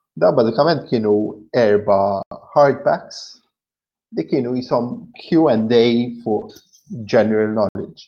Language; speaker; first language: Maltese; early bilingual, other home language; English